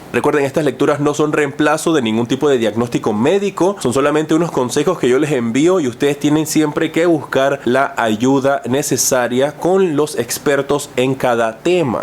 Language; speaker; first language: Spanish; native; Spanish